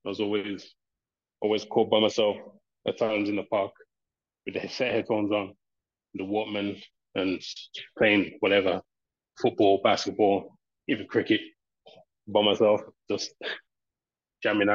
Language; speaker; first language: English; native; English